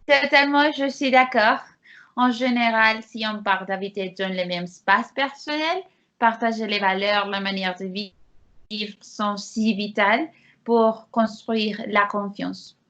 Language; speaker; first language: French; non-native, learner; Spanish